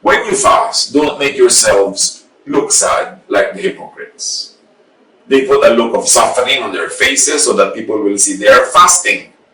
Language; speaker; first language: English; non-native, local second language; Filipino